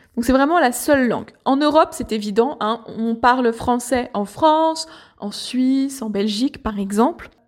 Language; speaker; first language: French; native; French